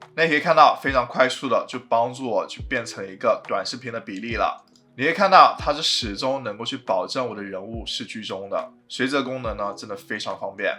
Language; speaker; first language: Chinese; native; Chinese